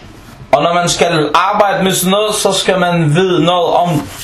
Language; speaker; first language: Danish; non-native, fluent; Arabic